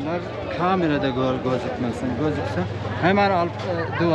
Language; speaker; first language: Turkish; non-native, learner; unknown